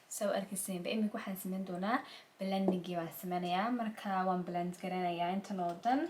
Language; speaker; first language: Somali; early bilingual, heritage; Somali